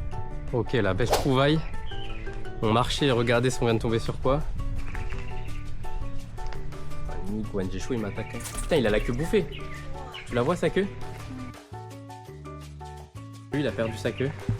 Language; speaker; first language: French; native; French